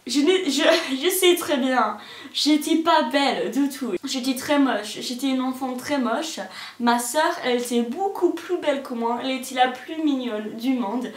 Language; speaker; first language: French; non-native, fluent; English